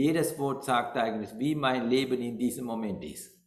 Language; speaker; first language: German; non-native, learner; Sinhala